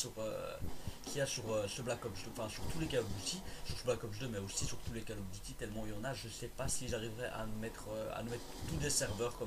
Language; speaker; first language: French; native; French